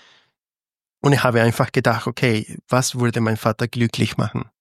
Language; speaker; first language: German; non-native, fluent; Spanish